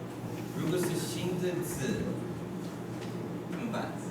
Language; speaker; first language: Chinese; non-native, fluent; English